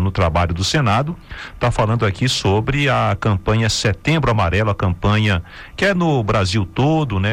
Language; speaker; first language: Portuguese; native; Portuguese